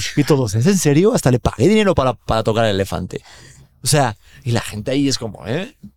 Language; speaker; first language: Spanish; native; Spanish